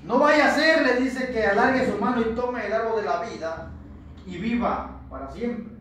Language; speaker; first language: Spanish; native; Spanish